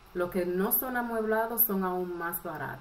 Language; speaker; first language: Spanish; early bilingual, heritage; Spanish